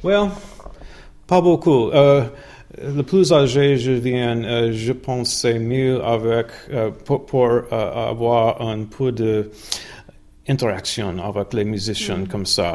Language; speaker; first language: French; non-native, learner; English